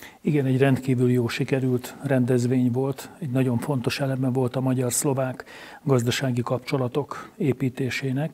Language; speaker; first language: Hungarian; native; Hungarian